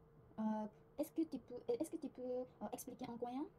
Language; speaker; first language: French; non-native, learner; Korean